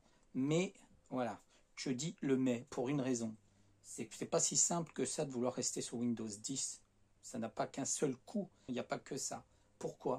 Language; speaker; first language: French; native; French